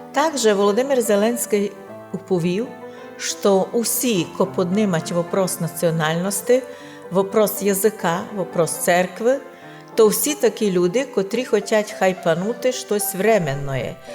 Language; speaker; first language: Ukrainian; non-native, local second language; Rusyn